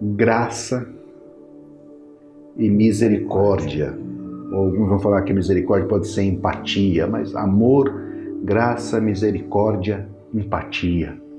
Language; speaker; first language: Portuguese; native; Portuguese